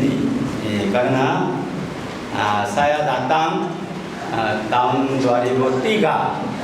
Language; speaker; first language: Indonesian; non-native, learner; Korean